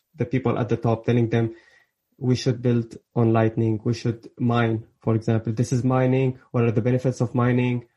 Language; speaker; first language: English; early bilingual, other home language; Arabic